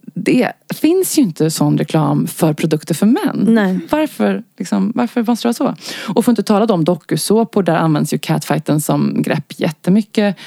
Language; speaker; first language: Swedish; native; Swedish